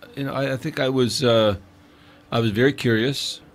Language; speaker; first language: English; native; English